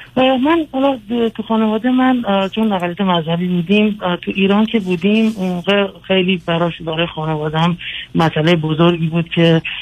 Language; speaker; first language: Persian; early bilingual, other home language; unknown